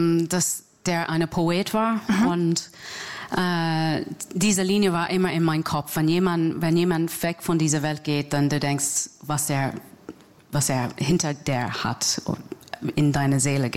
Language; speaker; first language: German; non-native, fluent; English